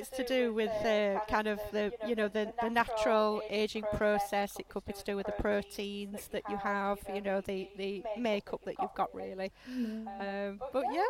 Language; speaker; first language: English; native; English